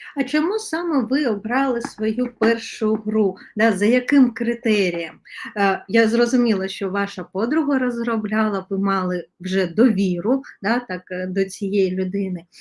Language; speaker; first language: Ukrainian; non-native, local second language; Russian